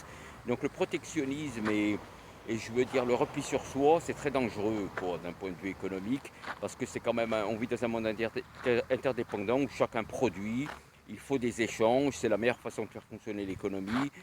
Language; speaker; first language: French; native; French